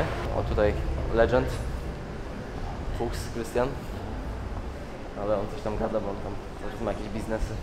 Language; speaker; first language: Polish; native; Polish